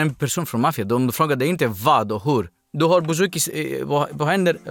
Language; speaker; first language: Swedish; non-native, learner; Greek